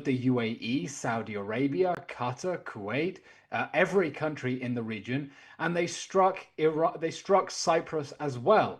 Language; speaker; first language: English; native; English